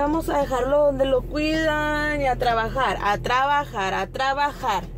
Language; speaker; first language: Spanish; native; Spanish